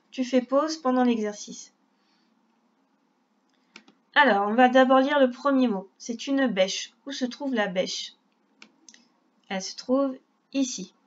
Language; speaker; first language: French; native; French